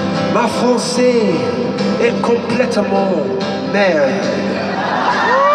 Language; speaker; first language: French; non-native, learner; English